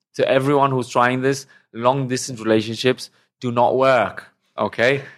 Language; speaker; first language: English; non-native, fluent; Romanian